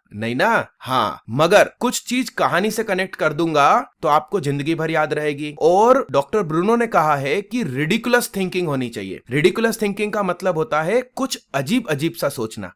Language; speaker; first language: Hindi; non-native, local second language; Gujarati